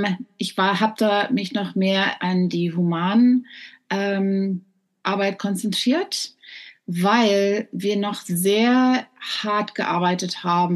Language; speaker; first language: German; non-native, fluent; English